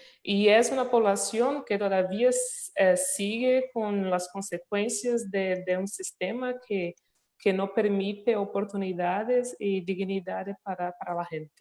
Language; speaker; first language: Spanish; non-native, fluent; Portuguese